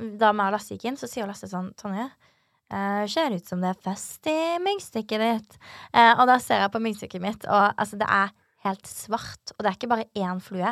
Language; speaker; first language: Norwegian; native; Norwegian